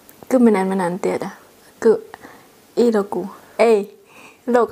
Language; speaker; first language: Finnish; non-native, learner; Thai